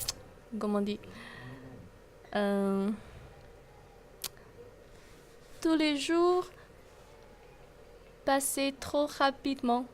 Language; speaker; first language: French; non-native, learner; Chinese